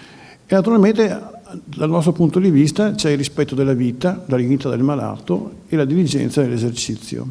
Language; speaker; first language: Italian; native; Italian